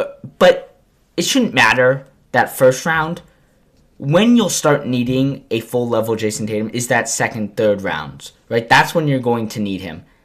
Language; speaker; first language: English; native; English